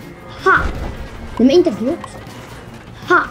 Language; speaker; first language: Swedish; non-native, learner; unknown